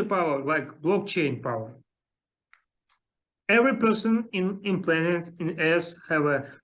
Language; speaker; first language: English; non-native, learner; Russian